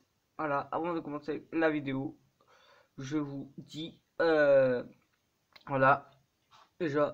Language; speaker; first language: French; native; French